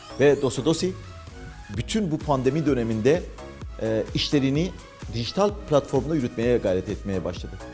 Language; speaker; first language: Turkish; native; Turkish